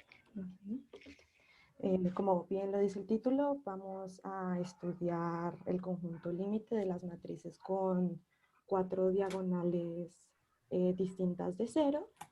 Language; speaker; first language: Spanish; native; Spanish